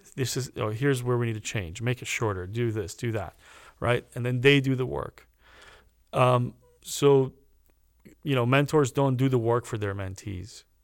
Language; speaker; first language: English; early bilingual, other home language; Romanian